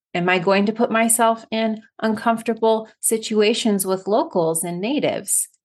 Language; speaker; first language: English; native; English